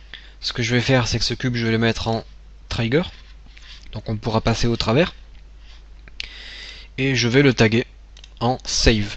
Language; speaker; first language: French; native; French